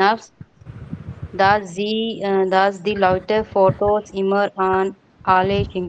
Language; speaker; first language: German; non-native, learner; Hindi